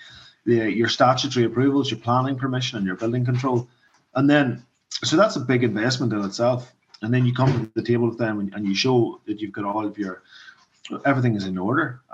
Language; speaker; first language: English; native; English